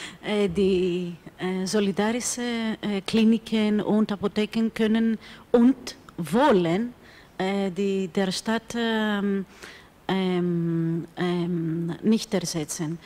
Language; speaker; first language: German; non-native, fluent; Greek